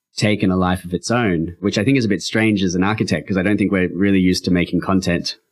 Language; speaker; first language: English; native; English